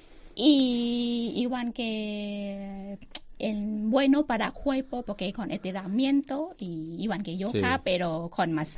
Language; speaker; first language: Spanish; non-native, learner; Thai